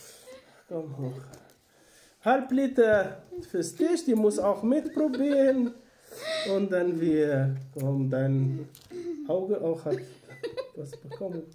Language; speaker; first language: German; non-native, learner; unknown